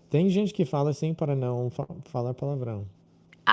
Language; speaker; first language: Portuguese; non-native, fluent; English